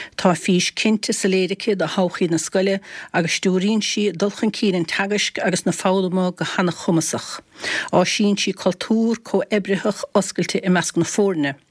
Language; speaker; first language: Irish; native; Irish